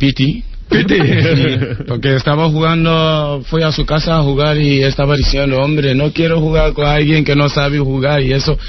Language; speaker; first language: Spanish; non-native, learner; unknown